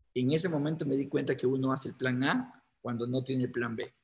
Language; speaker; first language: Spanish; native; Spanish